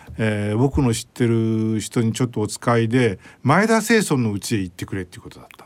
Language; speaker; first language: Japanese; native; Japanese